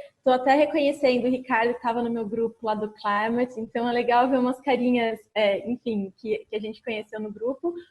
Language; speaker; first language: Portuguese; native; Portuguese